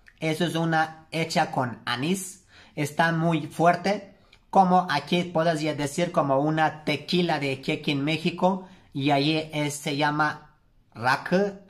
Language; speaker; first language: Spanish; non-native, learner; Turkish